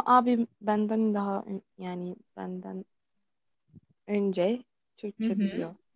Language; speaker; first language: Turkish; non-native, learner; Arabic